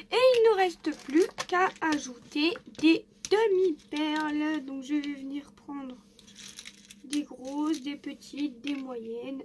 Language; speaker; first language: French; native; French